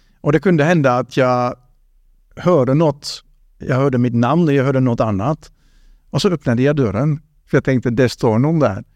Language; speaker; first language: Swedish; non-native, fluent; Dutch